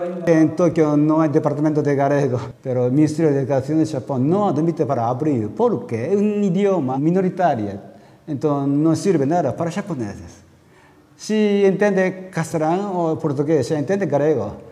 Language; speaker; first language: Galician; non-native, learner; Japanese